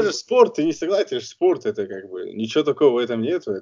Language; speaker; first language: Russian; native; Russian